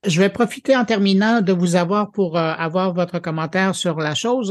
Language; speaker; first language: French; native; French